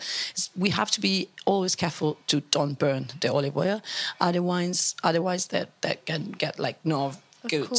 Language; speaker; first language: English; non-native, fluent; Italian